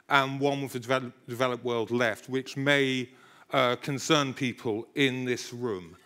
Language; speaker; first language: English; native; English